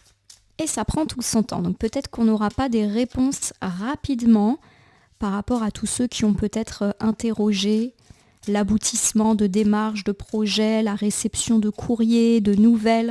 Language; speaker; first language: French; native; French